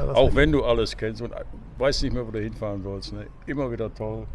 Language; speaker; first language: German; native; German